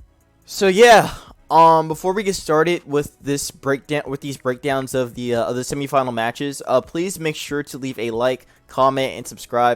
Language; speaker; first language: English; native; English